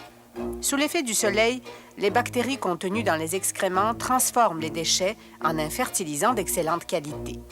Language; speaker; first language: French; native; French